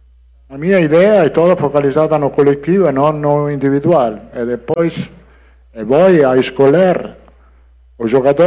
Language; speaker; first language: Portuguese; non-native, learner; Italian